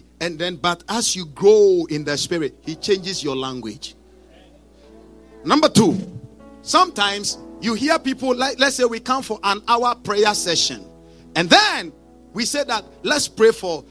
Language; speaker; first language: English; non-native, local second language; Akan